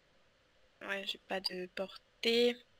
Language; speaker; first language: French; native; French